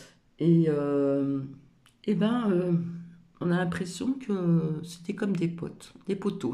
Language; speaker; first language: French; native; French